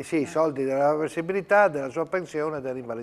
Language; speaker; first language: Italian; native; Italian